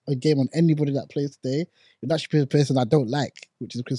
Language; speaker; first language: English; non-native, local second language; Akan